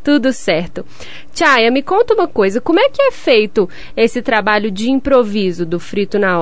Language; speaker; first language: Portuguese; native; Portuguese